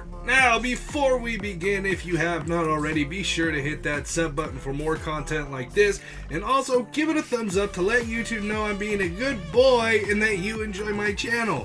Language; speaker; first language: English; native; English